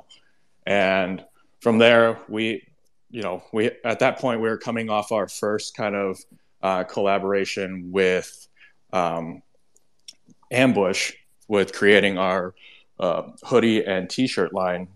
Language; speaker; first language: English; non-native, local second language; Cantonese